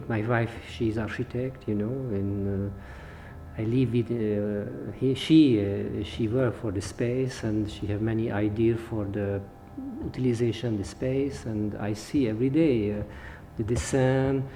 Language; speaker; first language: English; non-native, learner; Hungarian